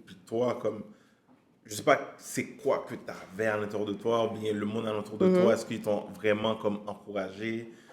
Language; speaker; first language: French; native; French